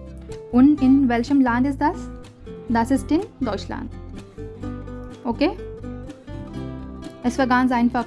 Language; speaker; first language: German; non-native, fluent; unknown